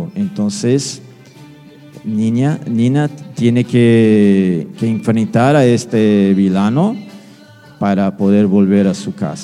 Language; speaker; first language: Spanish; non-native, fluent; Portuguese